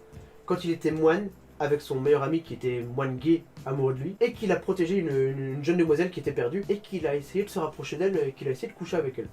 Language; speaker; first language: French; native; French